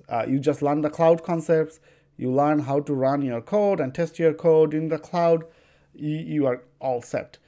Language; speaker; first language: English; non-native, local second language; Bangla